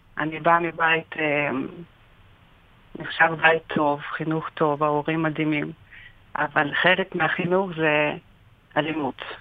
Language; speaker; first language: Hebrew; non-native, fluent; Russian